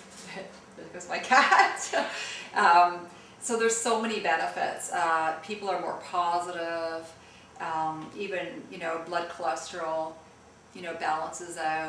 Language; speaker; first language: English; early bilingual, other home language; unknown